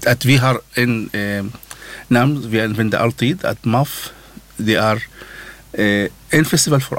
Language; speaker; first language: Swedish; non-native, learner; Arabic